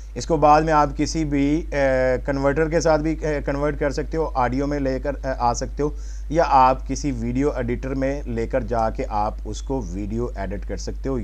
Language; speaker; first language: Urdu; non-native, local second language; Punjabi